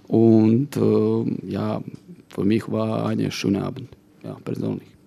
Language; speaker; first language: German; non-native, fluent; Croatian